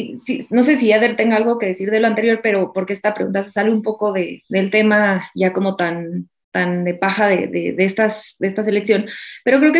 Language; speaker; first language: Spanish; native; Spanish